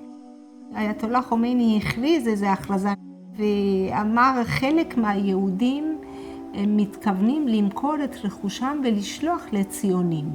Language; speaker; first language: Hebrew; non-native, fluent; Persian